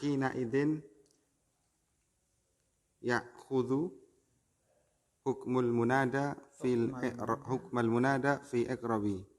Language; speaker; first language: Arabic; non-native, learner; Indonesian